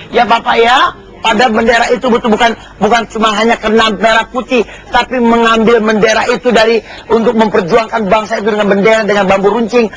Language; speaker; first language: Indonesian; native; Indonesian